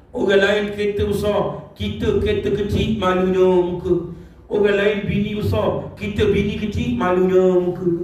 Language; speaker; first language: Malay; non-native, local second language; Tamil